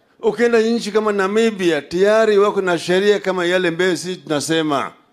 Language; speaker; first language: Swahili; non-native, local second language; Luo (Kenya and Tanzania)